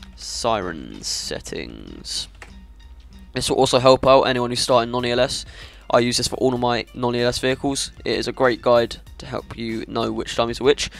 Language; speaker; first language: English; native; English